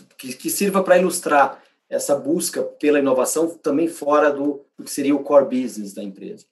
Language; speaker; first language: Portuguese; native; Portuguese